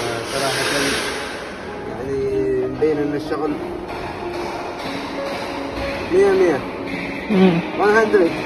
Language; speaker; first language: Arabic; native; Arabic